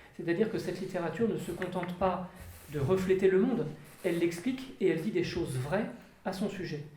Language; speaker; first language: French; native; French